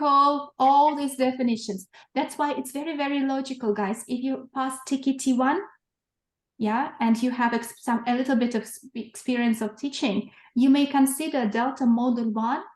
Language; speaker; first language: English; non-native, fluent; Russian